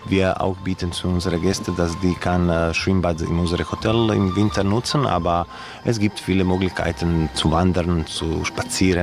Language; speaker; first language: German; non-native, learner; Croatian